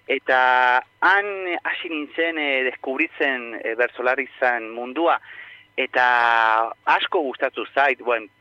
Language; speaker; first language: Basque; non-native, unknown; Spanish